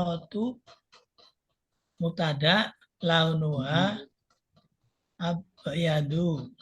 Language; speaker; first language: Arabic; non-native, learner; Indonesian